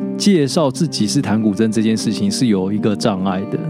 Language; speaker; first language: Chinese; native; Chinese